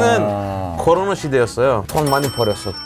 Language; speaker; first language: Korean; non-native, fluent; Turkish